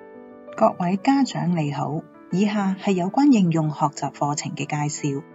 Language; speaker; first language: Chinese; non-native, local second language; Cantonese